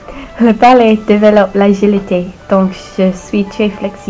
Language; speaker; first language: French; non-native, learner; English